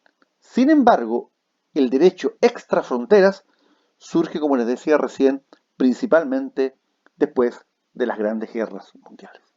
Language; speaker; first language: Spanish; native; Spanish